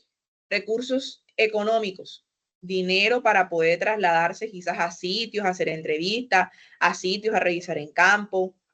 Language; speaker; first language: Spanish; native; Spanish